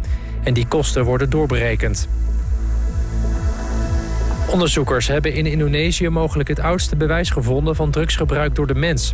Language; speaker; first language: Dutch; native; Dutch